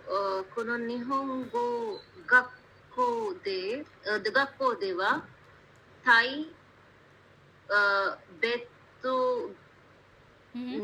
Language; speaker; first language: Japanese; non-native, learner; Hindi